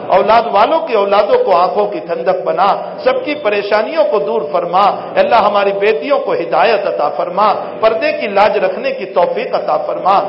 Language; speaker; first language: Urdu; non-native, local second language; Gujarati